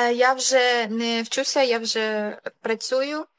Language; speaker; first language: Ukrainian; non-native, local second language; Russian